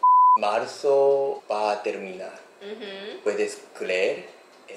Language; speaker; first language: Spanish; non-native, learner; Japanese